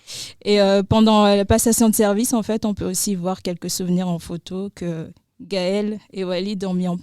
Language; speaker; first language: French; native; French